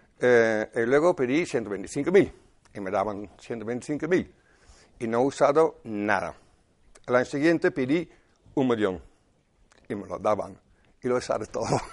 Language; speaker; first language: Spanish; non-native, fluent; Dutch